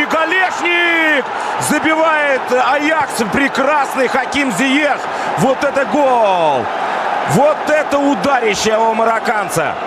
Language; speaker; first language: Russian; native; Russian